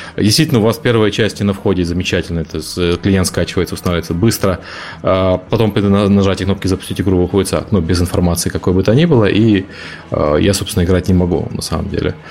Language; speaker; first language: Russian; native; Russian